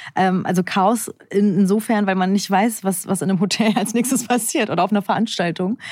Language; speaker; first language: German; early bilingual, other home language; Turkish